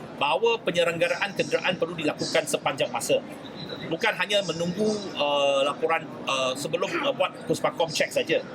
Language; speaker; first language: Malay; non-native, local second language; Chinese